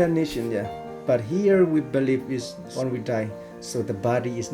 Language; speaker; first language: English; non-native, learner; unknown